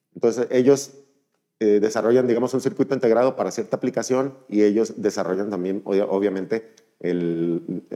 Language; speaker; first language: Spanish; native; Spanish